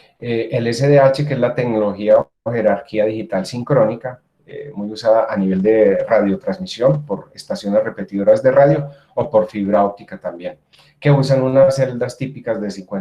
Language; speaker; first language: Spanish; native; Spanish